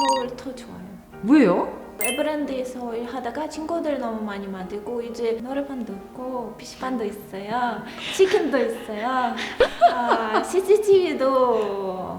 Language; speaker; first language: Korean; non-native, fluent; Russian